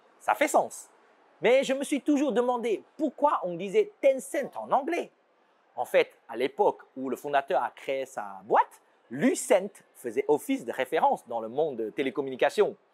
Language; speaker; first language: French; non-native, fluent; Chinese